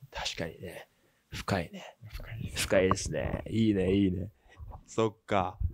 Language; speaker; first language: Japanese; native; Japanese